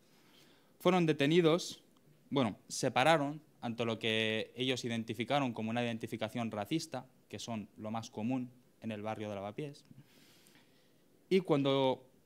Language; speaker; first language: Spanish; native; Spanish